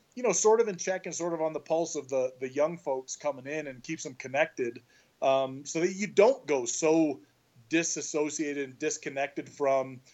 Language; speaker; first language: English; native; English